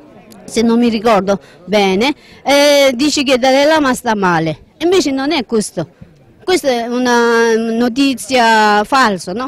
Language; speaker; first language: Italian; non-native, learner; Tibetan